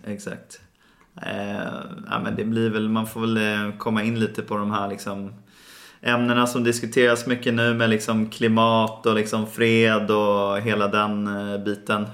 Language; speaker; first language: Swedish; native; Swedish